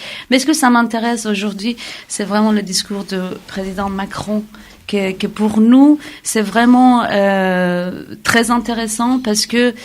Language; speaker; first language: French; non-native, fluent; Kurdish